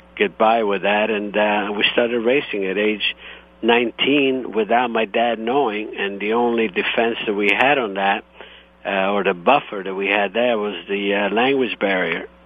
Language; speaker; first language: English; non-native, fluent; Croatian